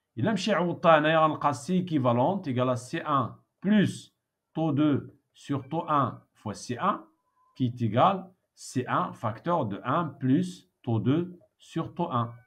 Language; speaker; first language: French; non-native, local second language; Arabic